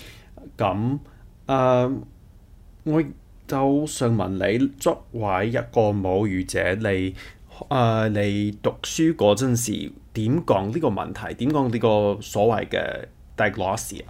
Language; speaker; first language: Chinese; non-native, fluent; English